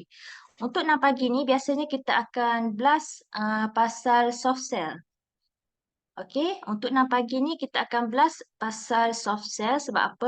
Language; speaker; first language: Malay; native; Malay